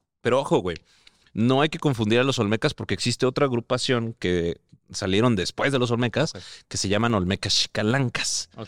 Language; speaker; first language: Spanish; native; Spanish